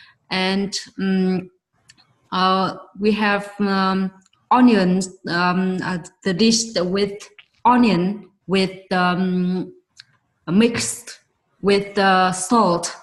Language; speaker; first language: English; non-native, learner; Vietnamese